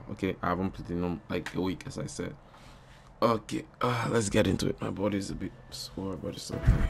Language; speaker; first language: English; native; English